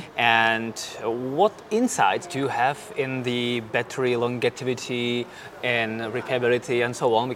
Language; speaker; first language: English; non-native, fluent; Czech